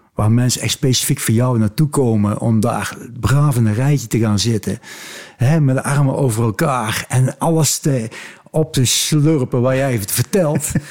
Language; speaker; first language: Dutch; native; Dutch